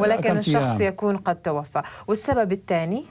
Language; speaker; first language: Arabic; native; Arabic